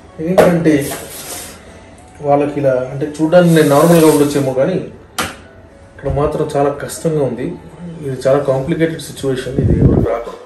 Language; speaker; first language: Telugu; native; Telugu